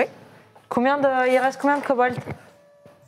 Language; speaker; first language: French; native; French